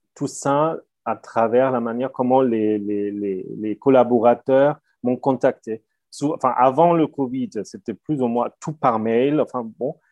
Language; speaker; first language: French; non-native, fluent; German